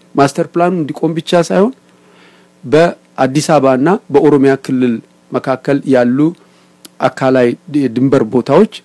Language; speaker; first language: Amharic; non-native, local second language; Oromo